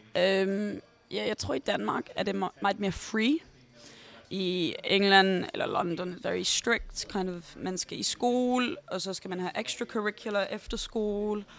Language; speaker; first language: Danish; early bilingual, heritage; Danish